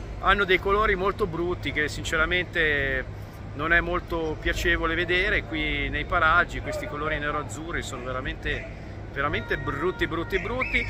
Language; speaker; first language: Italian; native; Italian